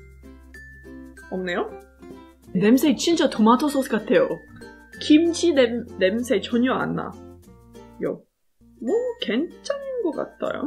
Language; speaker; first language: Korean; non-native, fluent; English